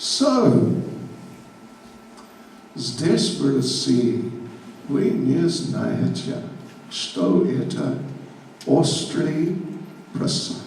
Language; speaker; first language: Russian; non-native, learner; English